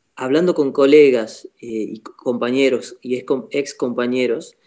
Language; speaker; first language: Spanish; native; Spanish